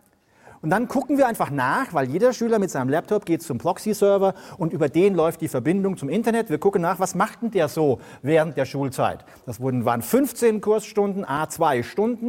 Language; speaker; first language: German; native; German